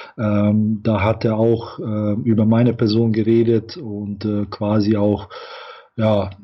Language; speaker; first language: German; non-native, fluent; Bosnian